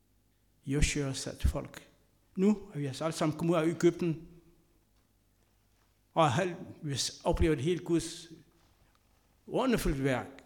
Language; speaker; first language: Danish; non-native, fluent; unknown